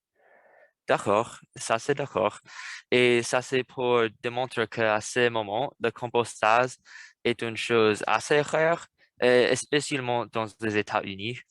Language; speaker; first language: French; non-native, learner; English